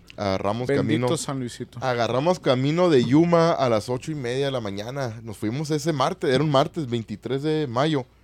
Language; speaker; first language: Spanish; native; Spanish